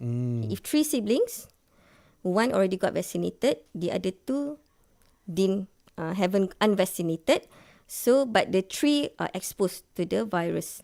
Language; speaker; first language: English; non-native, local second language; Malay